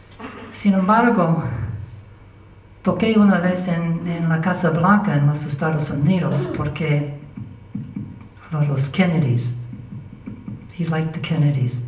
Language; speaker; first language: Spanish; non-native, learner; English